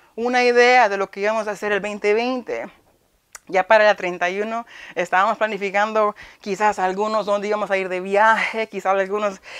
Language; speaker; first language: Spanish; early bilingual, heritage; Spanish